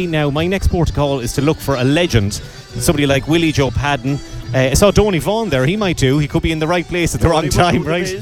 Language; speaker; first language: English; native; English